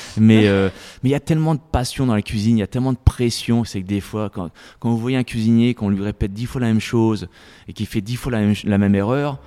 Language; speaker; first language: French; native; French